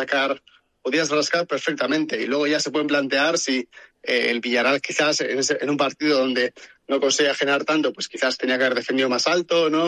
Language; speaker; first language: Spanish; native; Spanish